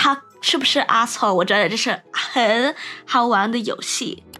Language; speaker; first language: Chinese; non-native, learner; English